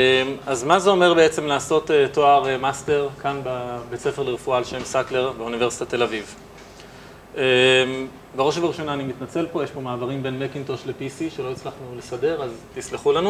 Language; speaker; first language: Hebrew; native; Hebrew